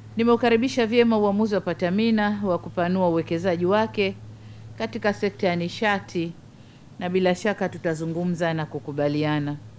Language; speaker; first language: Swahili; native; Swahili